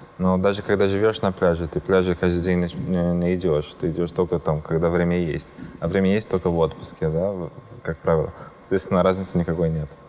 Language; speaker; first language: Russian; non-native, fluent; Portuguese